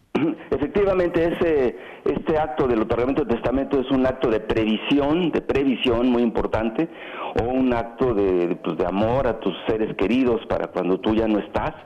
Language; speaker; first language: Spanish; native; Spanish